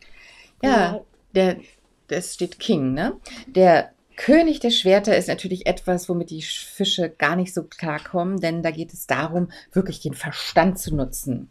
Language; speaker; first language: German; native; German